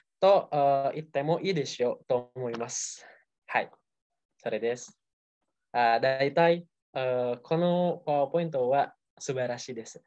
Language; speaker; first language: Japanese; non-native, learner; Indonesian